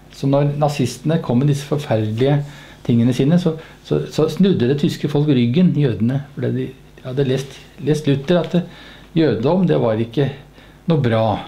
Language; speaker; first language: Norwegian; native; Norwegian